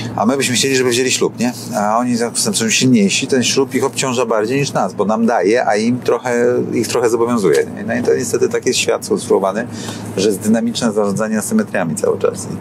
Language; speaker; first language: Polish; native; Polish